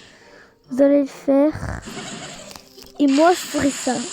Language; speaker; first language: French; native; French